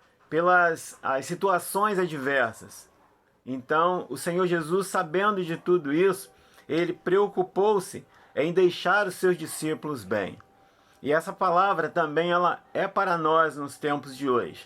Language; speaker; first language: Portuguese; native; Portuguese